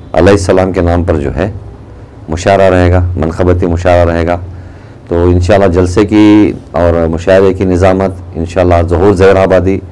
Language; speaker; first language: Urdu; native; Urdu